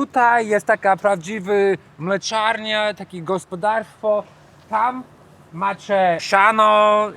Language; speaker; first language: Polish; non-native, learner; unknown